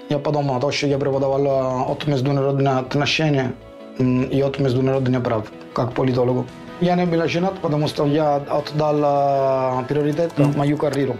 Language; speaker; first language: Russian; non-native, learner; Italian